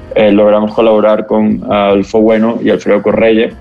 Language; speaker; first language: Spanish; native; Spanish